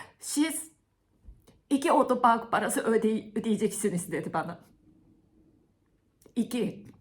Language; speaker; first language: Turkish; non-native, fluent; Japanese